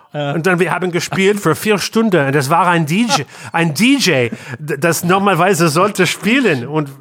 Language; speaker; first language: German; non-native, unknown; English